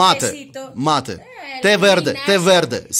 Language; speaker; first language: Spanish; non-native, learner; Russian